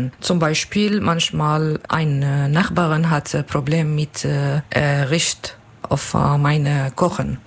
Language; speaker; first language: German; non-native, learner; Kurdish